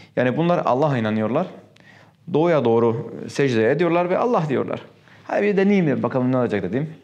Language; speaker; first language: Turkish; non-native, fluent; Spanish